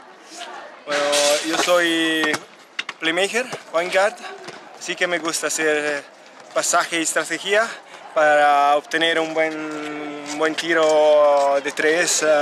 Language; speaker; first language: Spanish; non-native, fluent; Italian